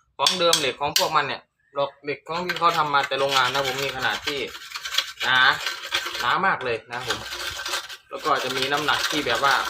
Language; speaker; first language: Thai; native; Thai